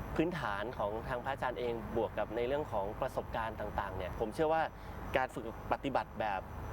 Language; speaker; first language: Thai; native; Thai